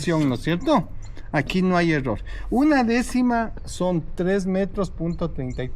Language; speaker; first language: Spanish; native; Spanish